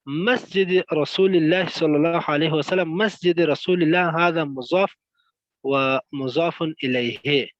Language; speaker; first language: Arabic; non-native, learner; Pashto